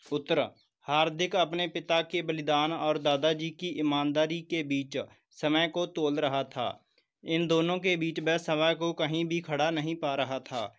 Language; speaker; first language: Hindi; non-native, local second language; Punjabi